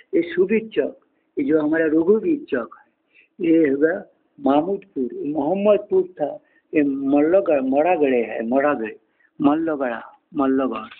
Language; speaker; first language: Hindi; non-native, local second language; Bangla